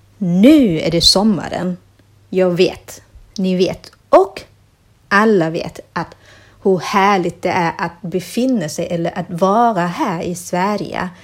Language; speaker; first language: Swedish; non-native, fluent; Thai